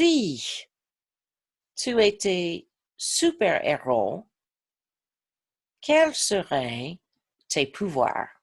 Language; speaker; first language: French; non-native, fluent; English